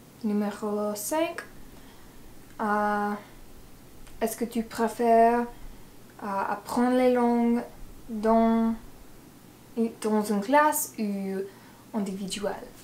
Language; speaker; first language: French; non-native, learner; English